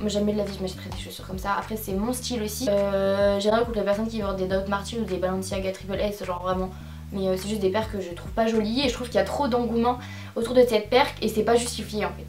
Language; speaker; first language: French; native; French